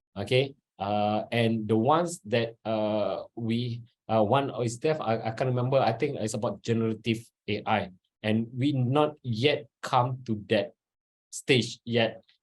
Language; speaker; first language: English; non-native, local second language; Malay